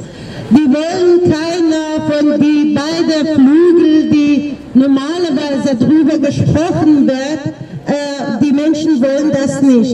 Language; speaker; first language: German; non-native, learner; Persian